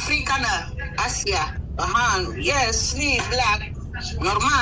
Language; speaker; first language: English; non-native, learner; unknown